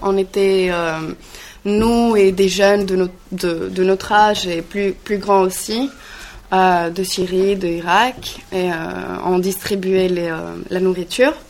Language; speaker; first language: French; non-native, learner; Greek